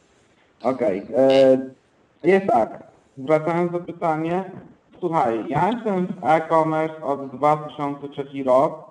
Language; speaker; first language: Polish; non-native, fluent; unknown